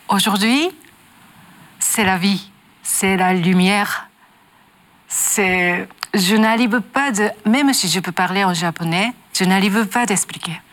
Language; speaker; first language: French; non-native, learner; Japanese